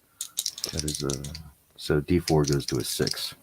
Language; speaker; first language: English; native; English